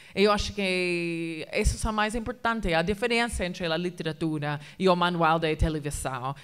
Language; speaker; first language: Portuguese; non-native, fluent; English